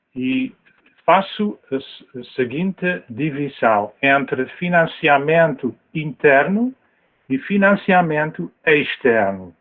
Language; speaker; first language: Portuguese; non-native, fluent; Dutch